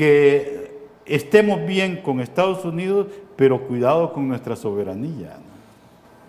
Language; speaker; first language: Spanish; native; Spanish